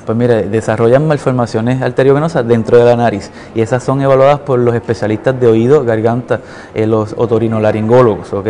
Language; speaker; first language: Spanish; native; Spanish